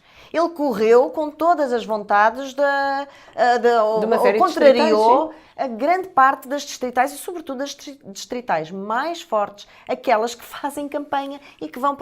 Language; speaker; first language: Portuguese; native; Portuguese